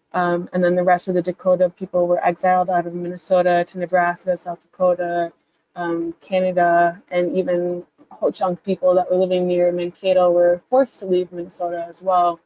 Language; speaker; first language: English; native; English